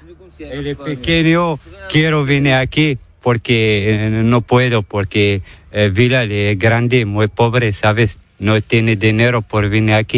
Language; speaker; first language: Spanish; non-native, learner; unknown